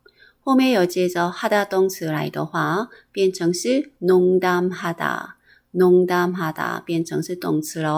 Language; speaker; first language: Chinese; non-native, fluent; Korean